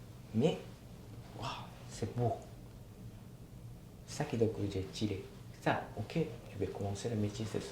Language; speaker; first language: French; non-native, learner; Japanese